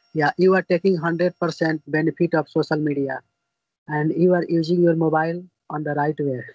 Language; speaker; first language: English; non-native, learner; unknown